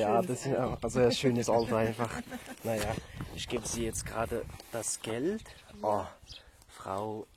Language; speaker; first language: German; non-native, fluent; Tajik